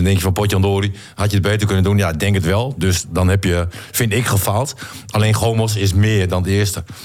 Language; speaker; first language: Dutch; native; Dutch